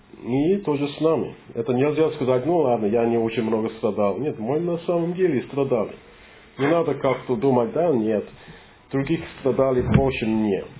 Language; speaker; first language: Russian; non-native, fluent; English